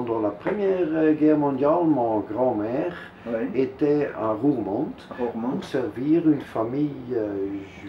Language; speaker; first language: French; non-native, local second language; Dutch